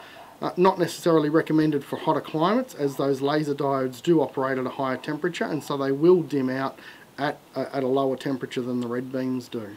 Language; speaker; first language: English; native; English